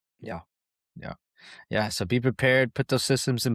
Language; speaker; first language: English; native; English